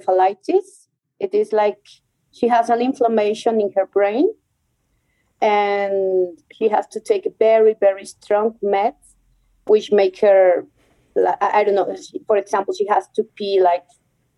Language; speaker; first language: English; non-native, fluent; Spanish